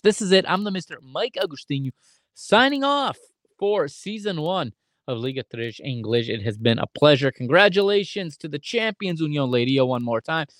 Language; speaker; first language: English; native; English